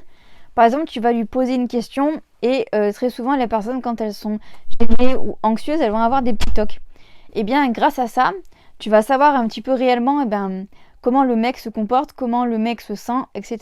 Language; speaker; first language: French; native; French